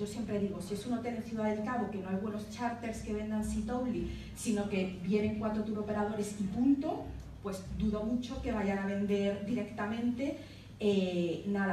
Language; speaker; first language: Spanish; native; Spanish